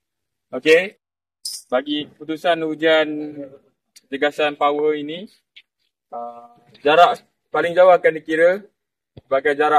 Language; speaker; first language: Malay; native; Malay